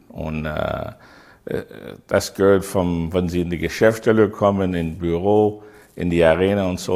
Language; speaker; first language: German; non-native, learner; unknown